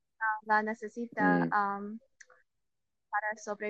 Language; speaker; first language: Spanish; non-native, learner; English